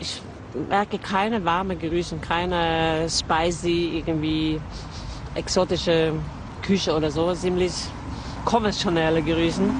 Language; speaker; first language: German; non-native, fluent; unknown